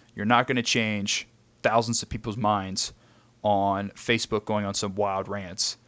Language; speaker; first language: English; native; English